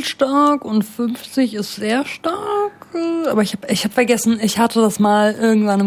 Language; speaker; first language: German; native; German